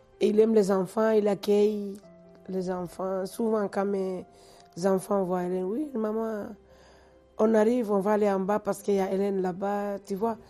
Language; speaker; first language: French; non-native, local second language; Fula